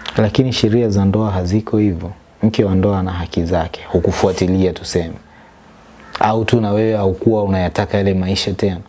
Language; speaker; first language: Swahili; native; Swahili